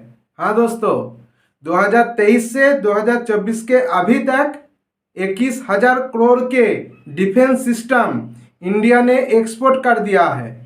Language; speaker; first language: Hindi; non-native, local second language; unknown